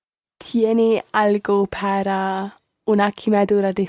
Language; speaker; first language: Spanish; non-native, learner; English